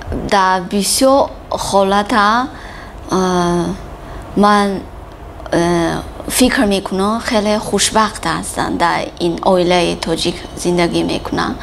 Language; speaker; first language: Persian; non-native, learner; Chinese